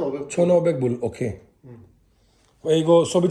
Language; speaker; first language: Korean; non-native, learner; Hindi